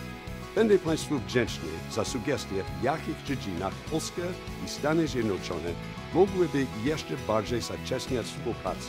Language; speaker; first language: Polish; non-native, fluent; English